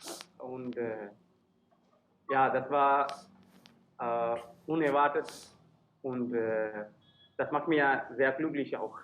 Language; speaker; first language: German; non-native, learner; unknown